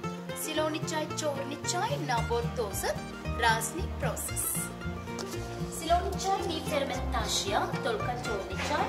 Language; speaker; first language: Russian; non-native, learner; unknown